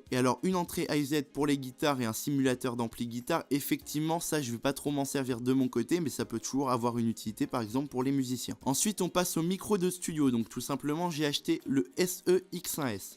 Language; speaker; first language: French; native; French